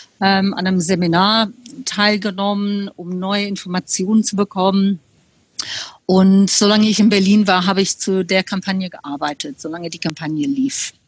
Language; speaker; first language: German; non-native, fluent; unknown